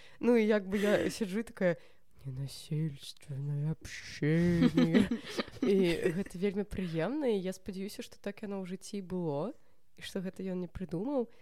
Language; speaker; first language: Belarusian; non-native, local second language; Russian